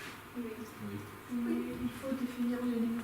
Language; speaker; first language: French; non-native, learner; Ukrainian